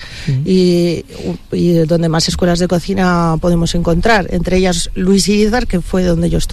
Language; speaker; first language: Spanish; native; Spanish